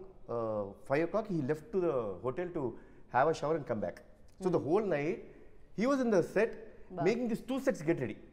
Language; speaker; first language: Telugu; native; Telugu